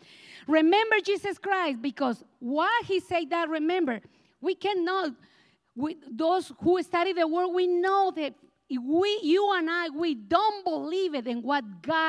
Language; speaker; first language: English; non-native, learner; Spanish